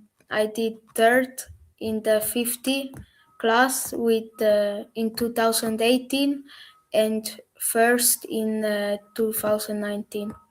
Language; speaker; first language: English; non-native, learner; German